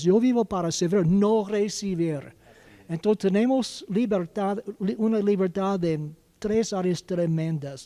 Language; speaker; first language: Spanish; non-native, learner; English